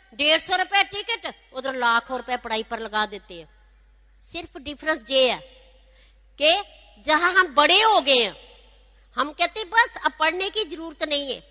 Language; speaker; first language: Hindi; non-native, local second language; Punjabi